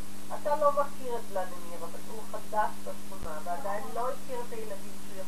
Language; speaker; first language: Hebrew; native; Hebrew